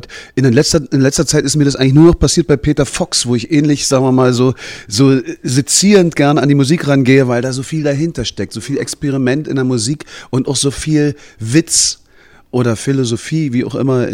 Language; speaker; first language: German; native; German